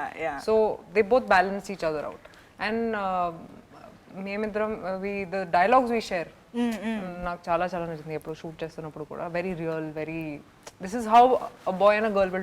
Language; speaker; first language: Telugu; non-native, fluent; Hindi